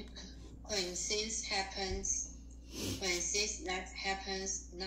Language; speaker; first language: English; non-native, learner; Chinese